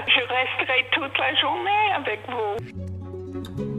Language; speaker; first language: French; non-native, fluent; English